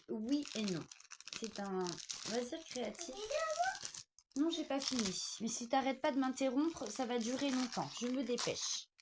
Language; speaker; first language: French; native; French